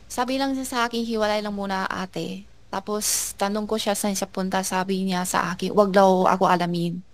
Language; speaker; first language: Filipino; non-native, learner; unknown